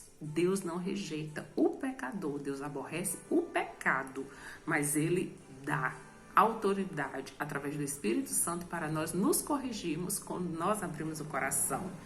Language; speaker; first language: Portuguese; native; Portuguese